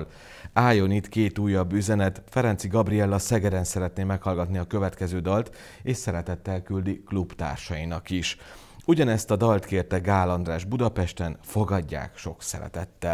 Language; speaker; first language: Hungarian; native; Hungarian